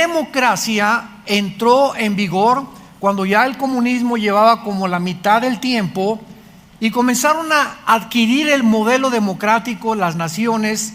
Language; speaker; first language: Spanish; native; Spanish